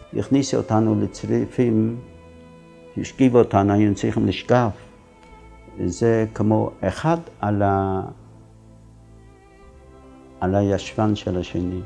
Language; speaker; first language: Hebrew; non-native, fluent; Yiddish